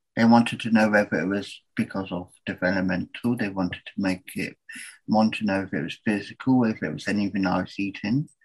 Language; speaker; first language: English; native; English